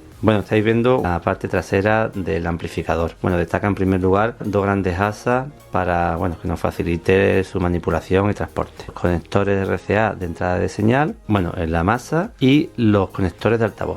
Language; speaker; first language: Spanish; native; Spanish